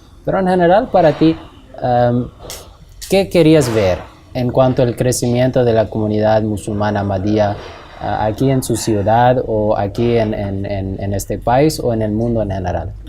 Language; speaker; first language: Spanish; non-native, fluent; English